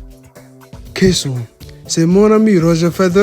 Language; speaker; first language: French; non-native, learner; English